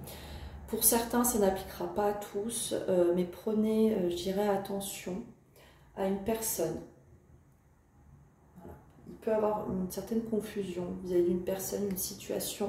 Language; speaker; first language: French; native; French